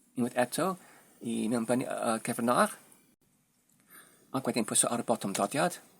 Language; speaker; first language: Welsh; non-native, learner; Polish